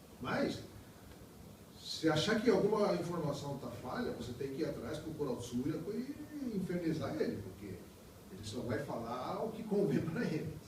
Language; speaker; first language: Portuguese; native; Portuguese